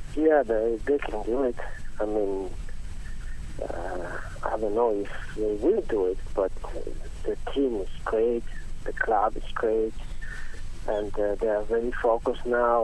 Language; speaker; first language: English; non-native, learner; Italian